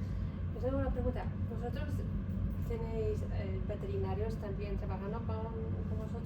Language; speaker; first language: Spanish; non-native, learner; Polish